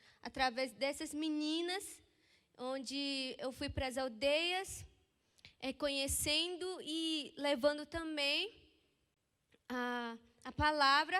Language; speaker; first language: Portuguese; non-native, local second language; Ticuna